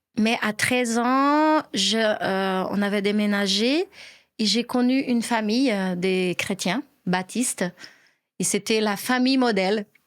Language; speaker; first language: French; non-native, fluent; Portuguese